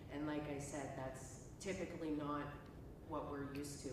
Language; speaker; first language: English; native; English